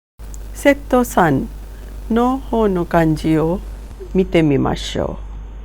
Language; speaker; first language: Japanese; non-native, fluent; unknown